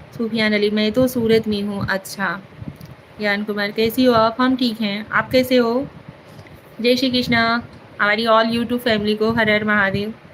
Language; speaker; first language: Hindi; native; Hindi